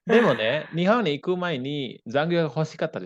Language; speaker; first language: Japanese; non-native, fluent; Indonesian